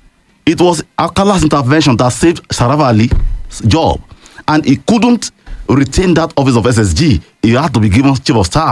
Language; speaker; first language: English; non-native, local second language; Yoruba